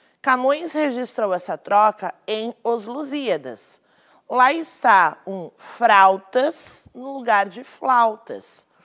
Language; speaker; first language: Portuguese; native; Portuguese